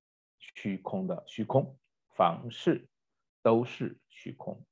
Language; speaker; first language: Chinese; native; Chinese